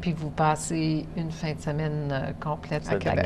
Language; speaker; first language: French; native; French